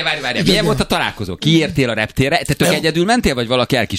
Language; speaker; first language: Hungarian; native; Hungarian